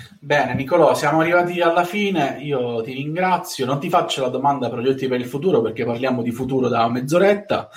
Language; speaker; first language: Italian; native; Italian